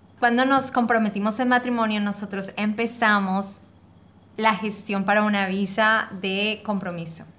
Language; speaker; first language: Spanish; native; Spanish